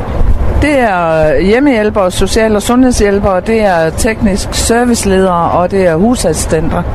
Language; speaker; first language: Danish; native; Danish